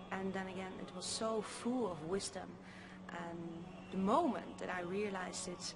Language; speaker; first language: English; non-native, fluent; Dutch